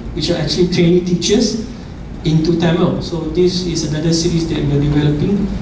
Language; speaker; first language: English; non-native, local second language; Malay